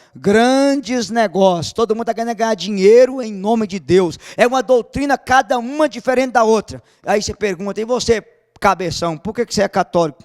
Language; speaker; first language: Portuguese; native; Portuguese